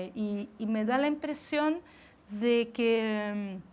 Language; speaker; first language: Spanish; native; Spanish